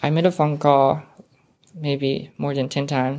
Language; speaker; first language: English; non-native, fluent; Japanese